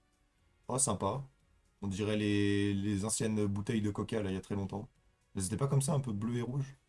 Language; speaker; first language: French; native; French